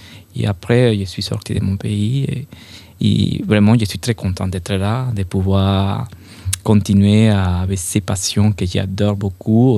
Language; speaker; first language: French; non-native, fluent; Spanish